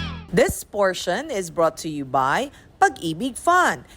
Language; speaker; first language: English; non-native, local second language; Filipino